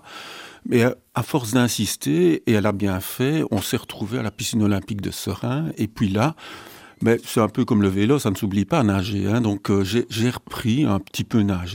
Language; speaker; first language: French; native; French